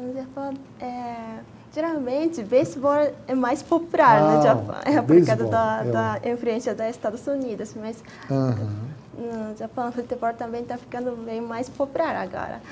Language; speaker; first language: Portuguese; non-native, fluent; Japanese